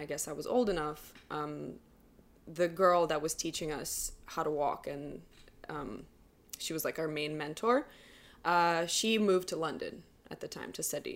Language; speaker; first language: English; non-native, fluent; Russian